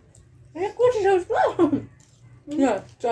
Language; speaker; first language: Nepali; native; Nepali